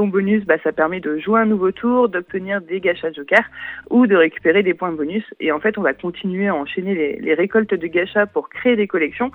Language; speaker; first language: French; native; French